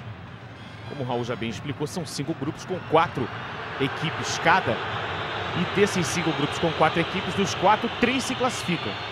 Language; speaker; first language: Portuguese; native; Portuguese